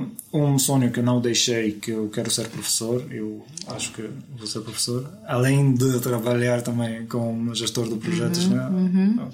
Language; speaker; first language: Portuguese; non-native, fluent; Arabic